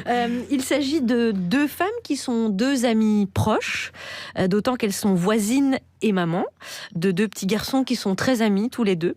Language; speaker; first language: French; native; French